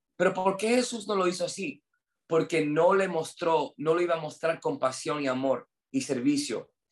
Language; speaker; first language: Spanish; non-native, fluent; English